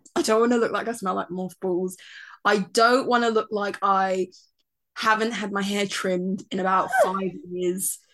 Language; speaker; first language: English; native; English